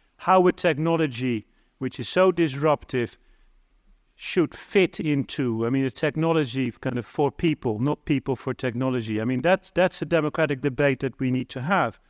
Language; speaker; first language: English; non-native, fluent; Dutch